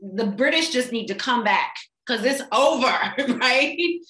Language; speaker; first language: English; native; English